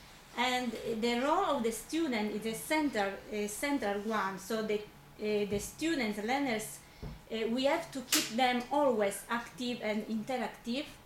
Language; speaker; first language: English; non-native, fluent; Italian